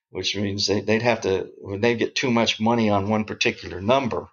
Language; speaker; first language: English; native; English